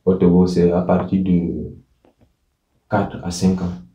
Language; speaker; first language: French; non-native, local second language; Ewe